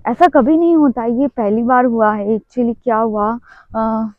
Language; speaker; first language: Hindi; non-native, local second language; Bangla